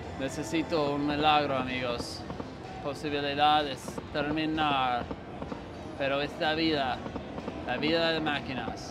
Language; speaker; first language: Spanish; non-native, learner; English